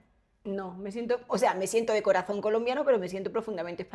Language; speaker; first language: Spanish; native; Spanish